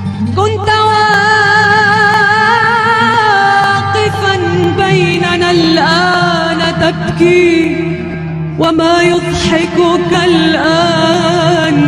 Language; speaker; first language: Arabic; non-native, fluent; Indonesian